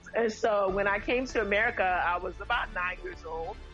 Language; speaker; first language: English; early bilingual, other home language; Haitian Creole